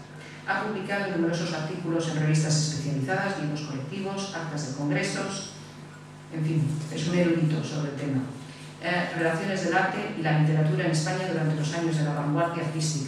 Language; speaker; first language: Spanish; native; Spanish